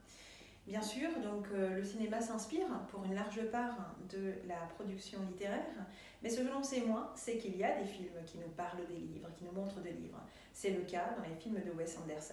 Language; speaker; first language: French; native; French